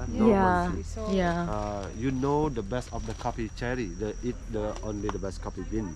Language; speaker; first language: English; non-native, learner; Indonesian